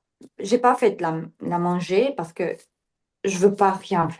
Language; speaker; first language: French; non-native, learner; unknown